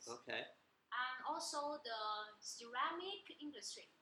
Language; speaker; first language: English; non-native, learner; Chinese